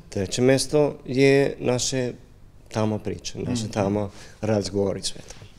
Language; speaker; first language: Serbian; non-native, learner; English